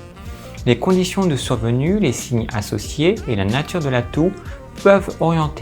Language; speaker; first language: French; native; French